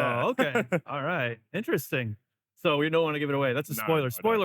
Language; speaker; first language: English; native; English